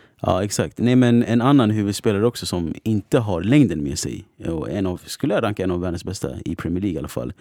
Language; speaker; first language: Swedish; native; Swedish